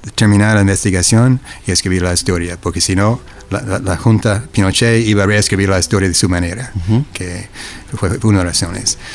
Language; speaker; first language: Spanish; non-native, fluent; English